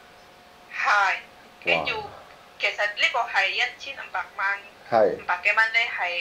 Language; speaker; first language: Cantonese; non-native, fluent; Indonesian